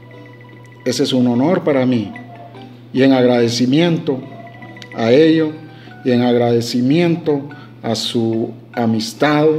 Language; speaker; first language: Spanish; native; Spanish